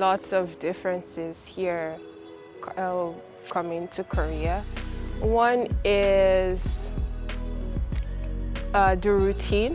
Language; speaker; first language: English; non-native, fluent; Yoruba